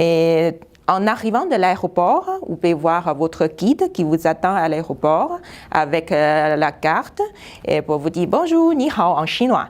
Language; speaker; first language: French; non-native, fluent; Chinese